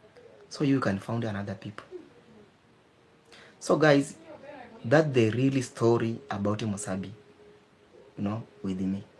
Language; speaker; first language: English; non-native, learner; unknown